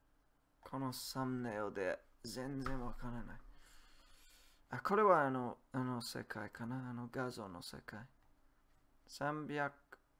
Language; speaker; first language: Japanese; non-native, learner; English